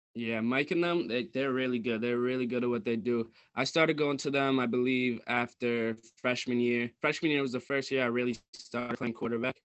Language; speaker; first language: English; native; English